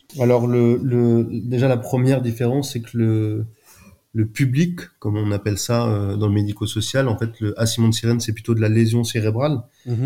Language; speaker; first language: French; native; French